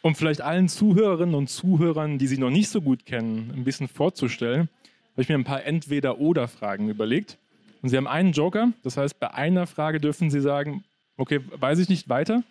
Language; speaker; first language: German; native; German